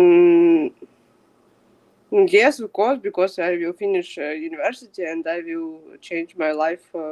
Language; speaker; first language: English; non-native, fluent; Ukrainian